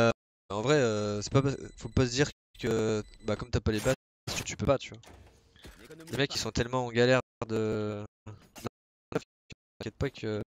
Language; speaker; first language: French; native; French